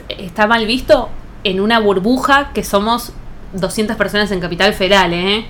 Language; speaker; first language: Spanish; native; Spanish